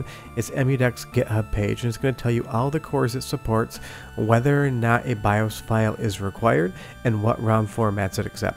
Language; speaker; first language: English; native; English